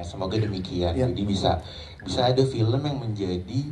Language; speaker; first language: Indonesian; native; Indonesian